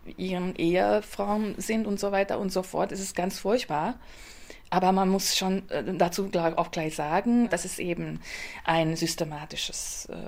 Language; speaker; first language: German; non-native, fluent; Hungarian